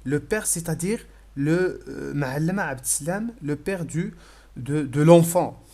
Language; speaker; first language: French; non-native, local second language; Arabic